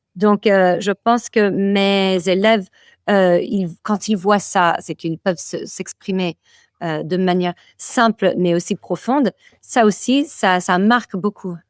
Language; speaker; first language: French; non-native, fluent; English